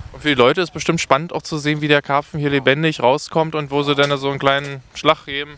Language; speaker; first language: German; native; German